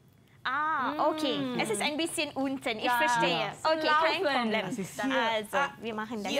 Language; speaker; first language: German; non-native, learner; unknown